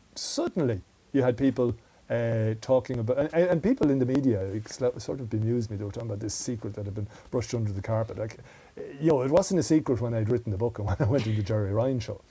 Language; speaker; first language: English; native; English